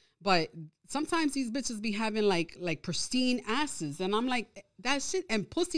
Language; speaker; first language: English; early bilingual, other home language; Spanish